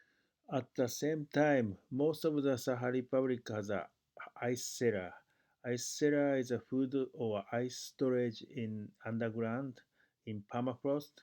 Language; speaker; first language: English; non-native, fluent; Japanese